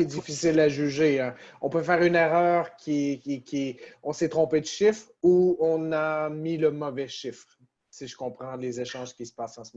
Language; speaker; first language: French; native; French